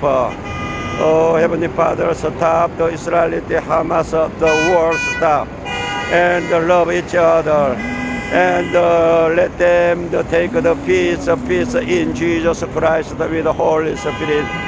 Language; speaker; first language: English; non-native, learner; Korean